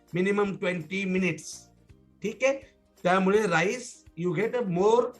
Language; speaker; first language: Hindi; non-native, local second language; Marathi